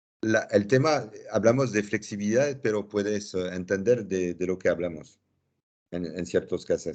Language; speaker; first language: Spanish; non-native, fluent; French